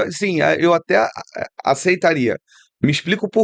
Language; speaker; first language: Portuguese; native; Portuguese